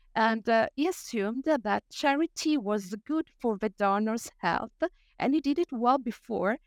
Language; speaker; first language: English; non-native, fluent; Italian